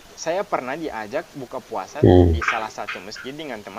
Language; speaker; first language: Indonesian; non-native, fluent; Arabic